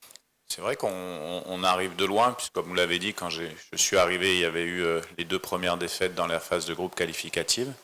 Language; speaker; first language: French; native; French